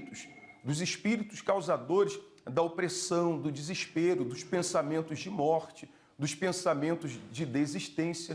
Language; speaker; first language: Portuguese; native; Portuguese